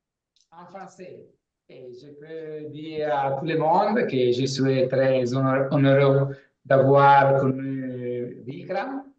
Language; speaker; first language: French; non-native, learner; Italian